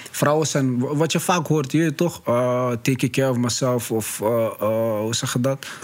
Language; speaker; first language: Dutch; early bilingual, other home language; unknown